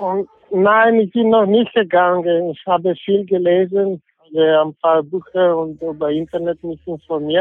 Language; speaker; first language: German; non-native, learner; English